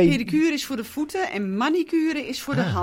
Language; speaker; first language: Dutch; native; Dutch